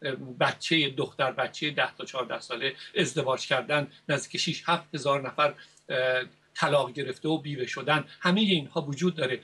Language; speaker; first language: Persian; native; Persian